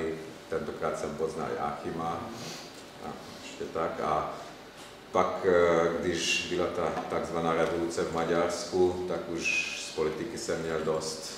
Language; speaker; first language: Czech; non-native, fluent; Hungarian